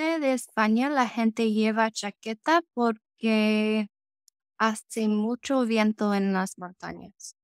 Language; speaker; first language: Spanish; non-native, learner; English